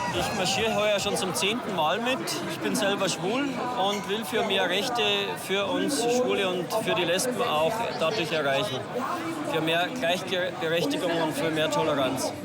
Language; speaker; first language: German; native; German